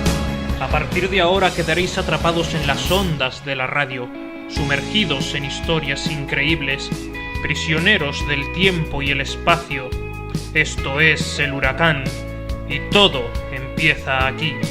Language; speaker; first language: Spanish; native; Spanish